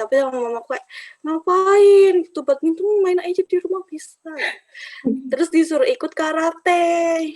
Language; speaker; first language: Indonesian; native; Indonesian